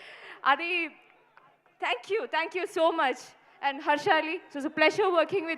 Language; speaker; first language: Telugu; non-native, fluent; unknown